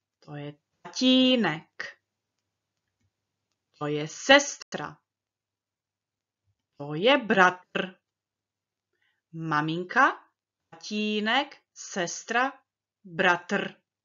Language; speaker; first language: Czech; early bilingual, heritage; Czech